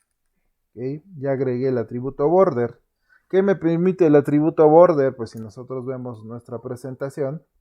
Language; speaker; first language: Spanish; native; Spanish